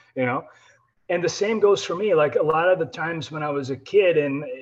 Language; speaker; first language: English; non-native, fluent; Dutch